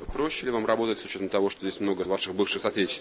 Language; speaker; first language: Russian; native; Russian